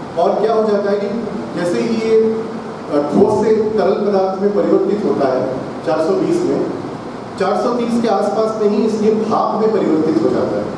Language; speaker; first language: Hindi; non-native, local second language; Tamil